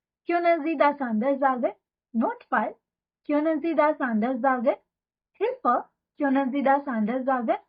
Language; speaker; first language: German; non-native, fluent; Hindi